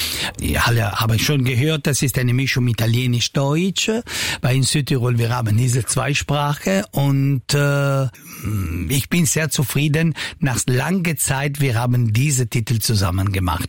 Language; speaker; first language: German; non-native, local second language; Italian